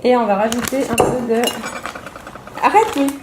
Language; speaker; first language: French; native; French